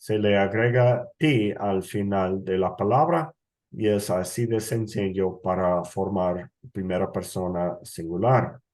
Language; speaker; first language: Spanish; non-native, fluent; English